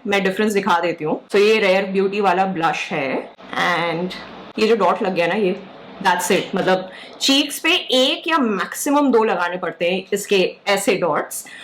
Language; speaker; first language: Hindi; native; Hindi